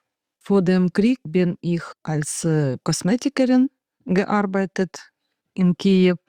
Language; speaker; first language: German; non-native, learner; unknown